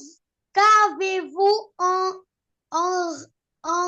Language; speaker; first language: French; non-native, learner; Arabic